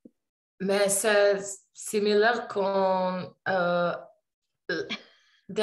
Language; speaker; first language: French; non-native, learner; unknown